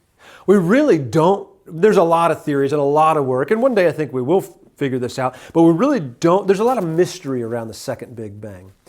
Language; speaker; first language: English; native; English